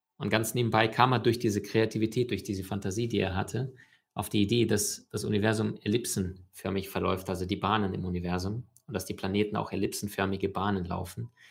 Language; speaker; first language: German; early bilingual, other home language; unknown